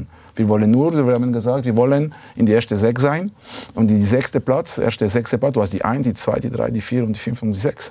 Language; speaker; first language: German; non-native, fluent; Italian